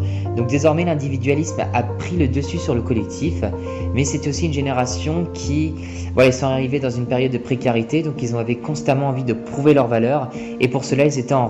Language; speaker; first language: French; native; French